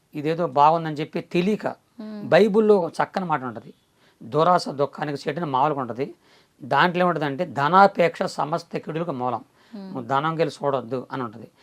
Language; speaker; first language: Telugu; non-native, local second language; Koya